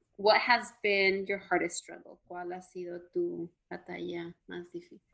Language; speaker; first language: Spanish; native; Spanish